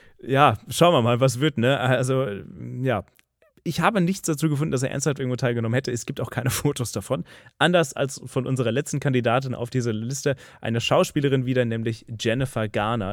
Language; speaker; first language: German; native; German